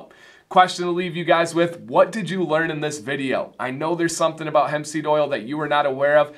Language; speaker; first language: English; native; English